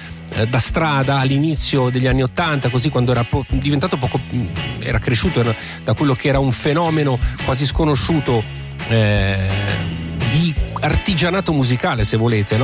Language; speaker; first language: Italian; native; Italian